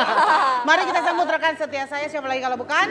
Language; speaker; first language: Indonesian; native; Indonesian